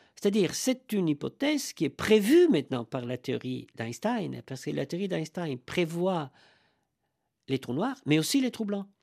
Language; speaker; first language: French; non-native, fluent; Italian